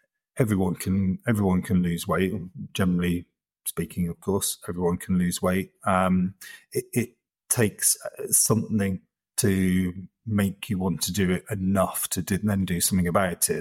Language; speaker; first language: English; native; English